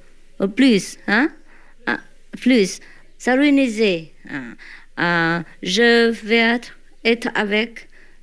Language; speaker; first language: French; non-native, learner; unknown